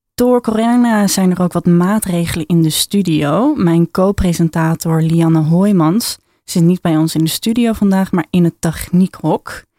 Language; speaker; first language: Dutch; native; Dutch